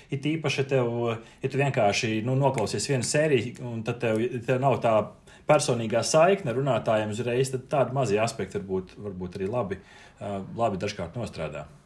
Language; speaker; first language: Latvian; non-native, local second language; Russian